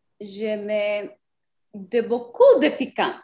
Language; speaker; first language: French; non-native, learner; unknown